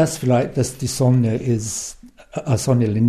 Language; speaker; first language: German; non-native, learner; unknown